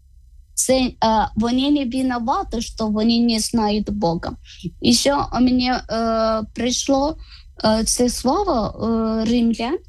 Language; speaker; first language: Ukrainian; non-native, learner; Malayalam